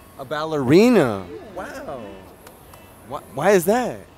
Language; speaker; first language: English; early bilingual, other home language; Spanish